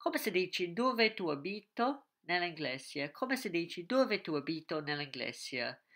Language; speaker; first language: Italian; non-native, learner; English